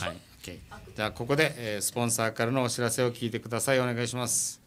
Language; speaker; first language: Japanese; native; Japanese